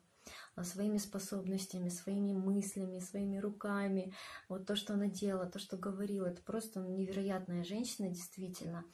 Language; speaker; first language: Russian; native; Russian